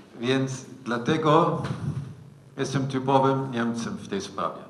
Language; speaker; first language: Polish; non-native, fluent; German